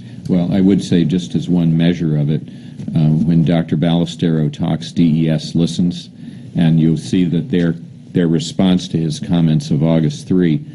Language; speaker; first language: English; native; English